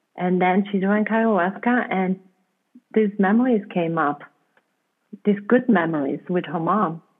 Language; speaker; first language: English; non-native, fluent; German